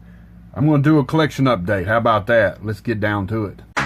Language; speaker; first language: English; native; English